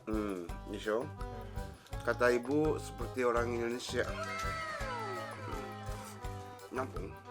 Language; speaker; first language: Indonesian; non-native, fluent; Japanese